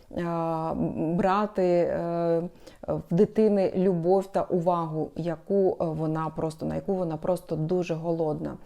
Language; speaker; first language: Ukrainian; non-native, local second language; Russian